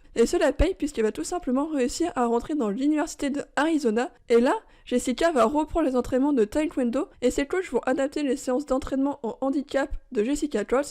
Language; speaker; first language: French; native; French